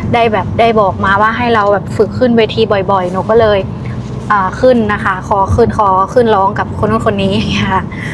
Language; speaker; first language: Thai; non-native, fluent; Lao